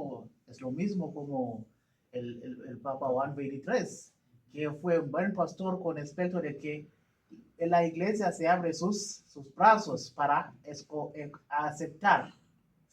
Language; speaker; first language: Spanish; non-native, learner; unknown